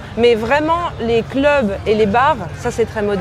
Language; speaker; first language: French; native; French